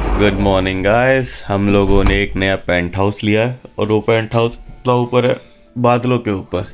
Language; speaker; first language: Hindi; native; Hindi